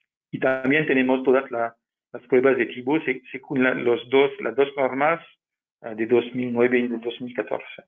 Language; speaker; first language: Spanish; non-native, fluent; French